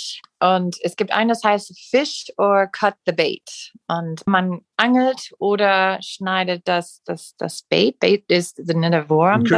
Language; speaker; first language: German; non-native, fluent; English